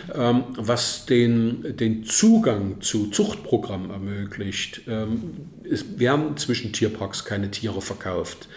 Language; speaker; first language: German; native; German